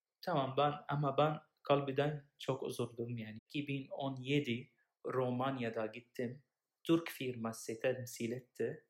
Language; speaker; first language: Turkish; non-native, learner; Arabic